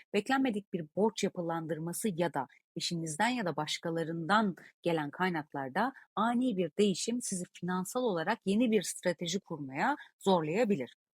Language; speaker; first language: Turkish; native; Turkish